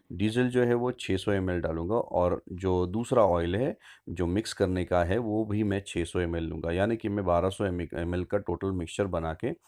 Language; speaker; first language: Hindi; non-native, local second language; Marathi